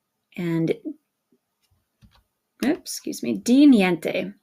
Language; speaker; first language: Italian; non-native, fluent; English